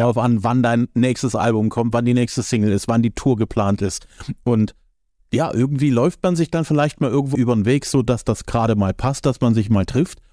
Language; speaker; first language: German; native; German